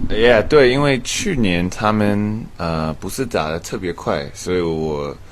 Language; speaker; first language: Chinese; early bilingual, heritage; English